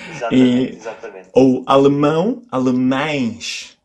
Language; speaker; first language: Portuguese; non-native, fluent; Italian